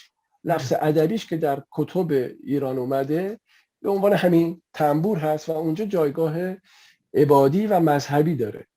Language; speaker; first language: Persian; native; Persian